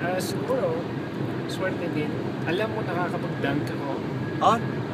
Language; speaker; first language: Filipino; non-native, fluent; English